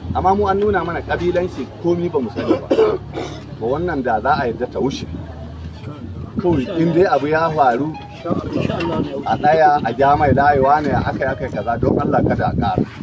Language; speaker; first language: Hausa; non-native, local second language; Fula